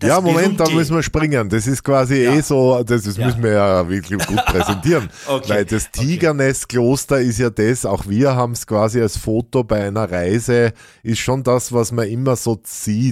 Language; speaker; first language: German; native; German